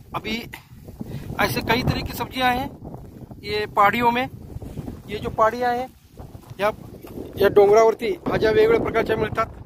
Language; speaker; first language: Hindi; non-native, local second language; Marathi